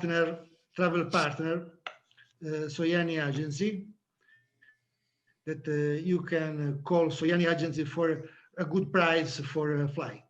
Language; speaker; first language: English; non-native, learner; Italian